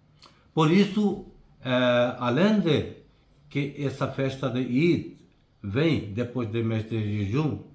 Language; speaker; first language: Portuguese; non-native, fluent; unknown